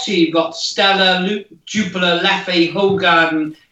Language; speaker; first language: English; native; English